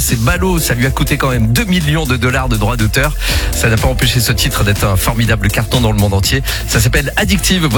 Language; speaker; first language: French; native; French